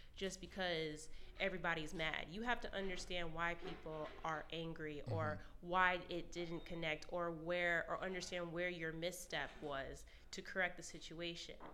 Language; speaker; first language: English; native; English